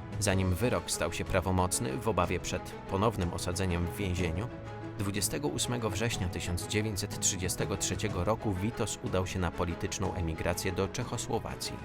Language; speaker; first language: Polish; native; Polish